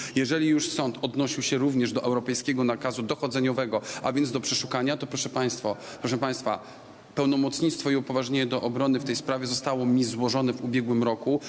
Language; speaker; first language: Polish; native; Polish